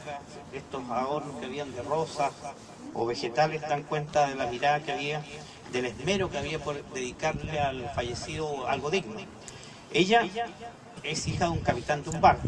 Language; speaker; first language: Spanish; native; Spanish